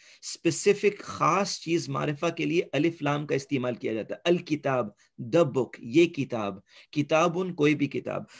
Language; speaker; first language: Urdu; early bilingual, heritage; Urdu